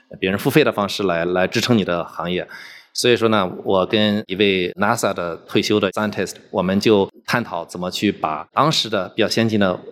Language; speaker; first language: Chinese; native; Chinese